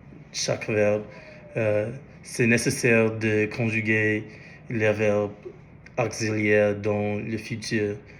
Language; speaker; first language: French; non-native, learner; English